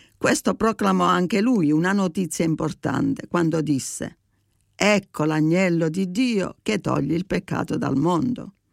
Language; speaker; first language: Italian; early bilingual, heritage; Italian